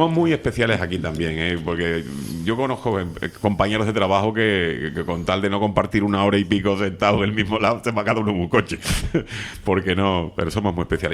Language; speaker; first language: Spanish; native; Spanish